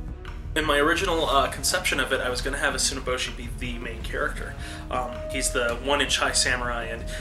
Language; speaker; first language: English; native; English